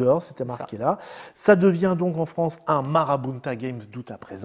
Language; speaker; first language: French; native; French